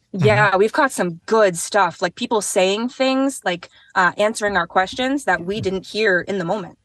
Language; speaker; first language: English; native; English